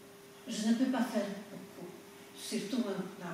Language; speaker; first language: French; non-native, fluent; Polish